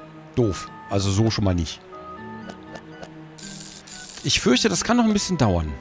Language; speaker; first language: German; native; German